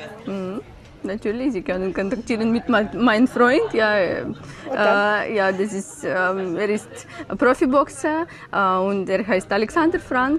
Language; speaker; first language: German; non-native, learner; Ukrainian